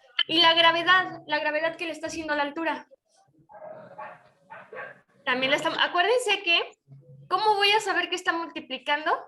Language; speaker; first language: Spanish; native; Spanish